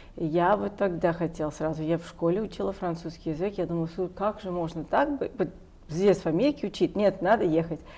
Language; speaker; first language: Russian; non-native, fluent; English